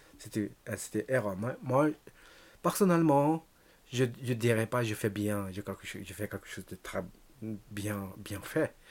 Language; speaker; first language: French; non-native, learner; Tibetan